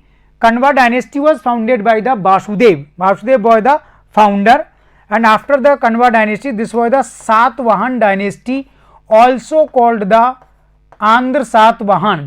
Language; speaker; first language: English; non-native, local second language; Hindi